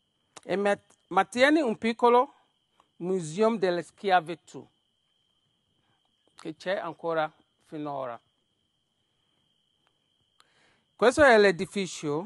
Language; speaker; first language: Italian; non-native, learner; Yoruba